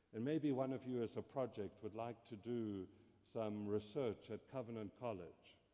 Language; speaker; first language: English; native; English